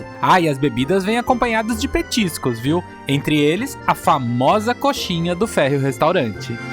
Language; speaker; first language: Portuguese; native; Portuguese